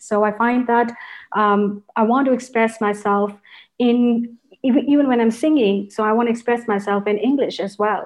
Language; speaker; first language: English; non-native, local second language; Urdu